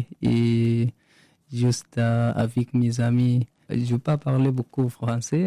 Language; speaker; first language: French; non-native, learner; Arabic